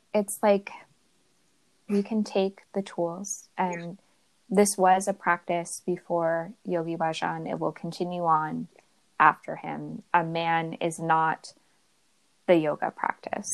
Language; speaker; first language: English; native; English